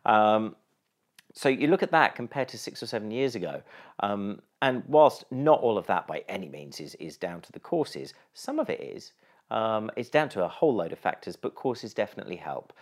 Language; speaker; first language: English; native; English